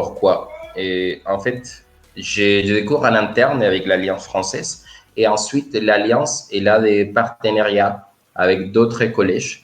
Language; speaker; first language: French; non-native, fluent; Spanish